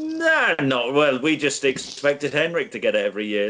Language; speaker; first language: English; native; English